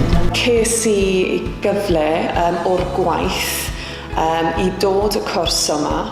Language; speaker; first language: Welsh; non-native, learner; English